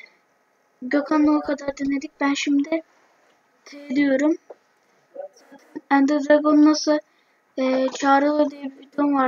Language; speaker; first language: Turkish; native; Turkish